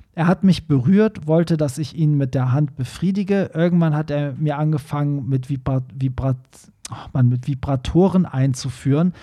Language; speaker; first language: German; non-native, fluent; Persian